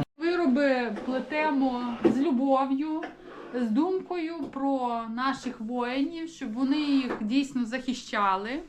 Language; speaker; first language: Ukrainian; native; Ukrainian